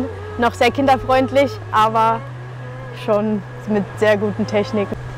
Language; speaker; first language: German; early bilingual, heritage; German